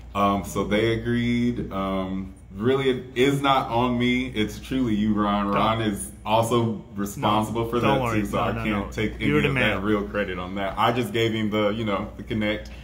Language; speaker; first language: English; native; English